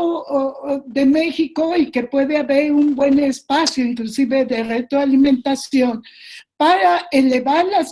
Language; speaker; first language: Spanish; native; Spanish